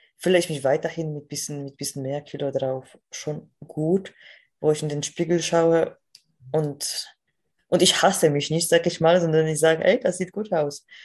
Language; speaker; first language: German; non-native, fluent; Polish